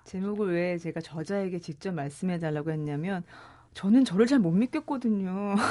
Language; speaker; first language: Korean; native; Korean